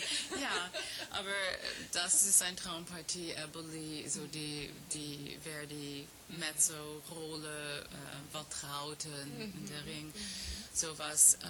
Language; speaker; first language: German; non-native, fluent; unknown